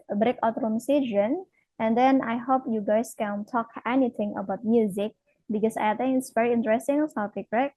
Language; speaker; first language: English; non-native, fluent; Indonesian